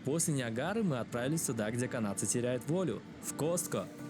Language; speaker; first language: Russian; native; Russian